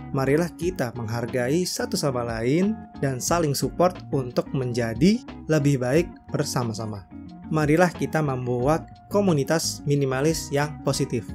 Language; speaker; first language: Indonesian; native; Indonesian